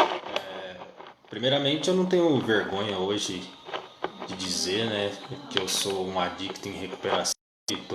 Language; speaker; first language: Portuguese; native; Portuguese